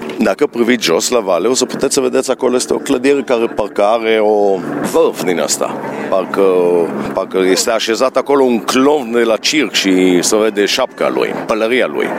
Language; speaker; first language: Romanian; early bilingual, heritage; Romanian